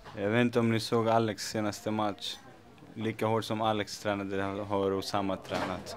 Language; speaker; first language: Swedish; native; Swedish